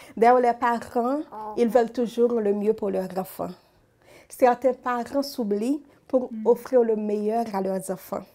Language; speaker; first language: French; non-native, local second language; Haitian Creole